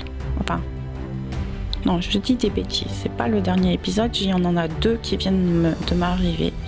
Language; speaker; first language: French; native; French